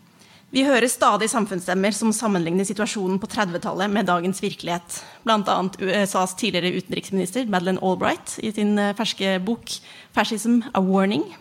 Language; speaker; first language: Norwegian; native; Norwegian